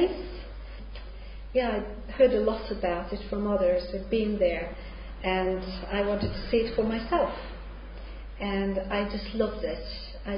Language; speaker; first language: English; non-native, fluent; Hungarian